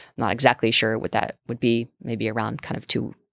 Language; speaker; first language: English; native; English